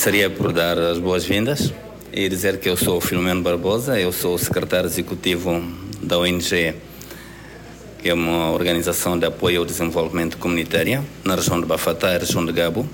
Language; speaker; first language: Portuguese; non-native, local second language; Upper Guinea Crioulo